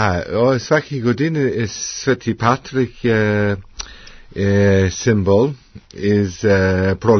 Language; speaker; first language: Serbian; non-native, learner; English